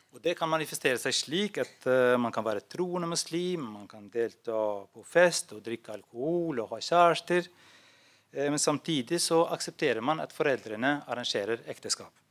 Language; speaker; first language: Norwegian; non-native, fluent; Albanian